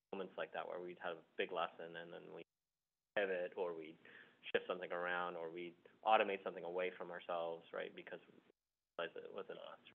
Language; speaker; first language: English; early bilingual, other home language; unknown